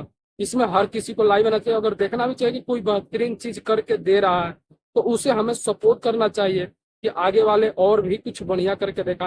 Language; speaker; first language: Hindi; non-native, local second language; Bhojpuri